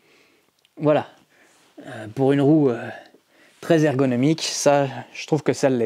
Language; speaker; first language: French; native; French